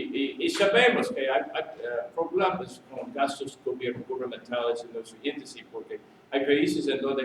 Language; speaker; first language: Spanish; non-native, learner; English